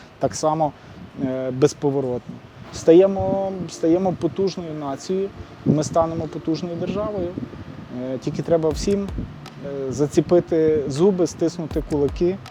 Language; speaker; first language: Ukrainian; native; Ukrainian